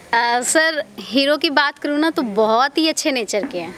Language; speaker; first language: Hindi; native; Hindi